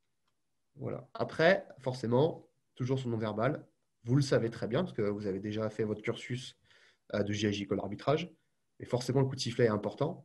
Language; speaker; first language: French; native; French